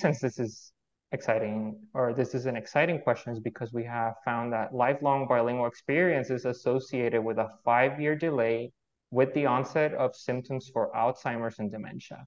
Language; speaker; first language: English; non-native, fluent; Spanish